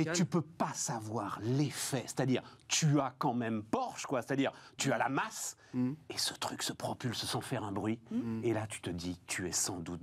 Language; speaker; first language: French; native; French